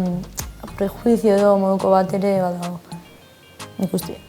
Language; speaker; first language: Basque; non-native, local second language; Spanish